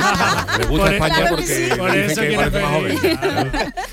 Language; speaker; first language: Spanish; native; Spanish